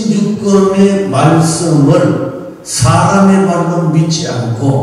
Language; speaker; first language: Korean; native; Korean